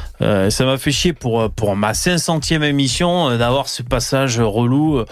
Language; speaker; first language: French; native; French